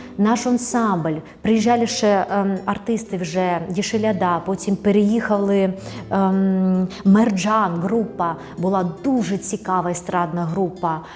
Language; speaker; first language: Ukrainian; non-native, fluent; Russian